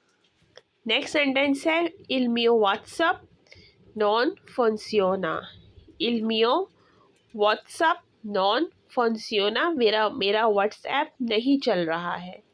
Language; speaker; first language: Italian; non-native, fluent; Urdu